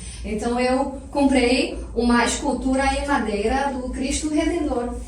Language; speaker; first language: Portuguese; non-native, fluent; Chinese